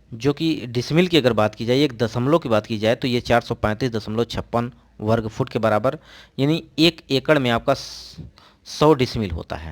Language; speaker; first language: Hindi; native; Hindi